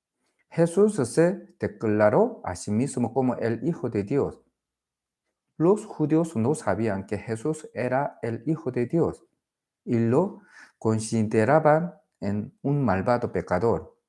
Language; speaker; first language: Spanish; non-native, learner; Korean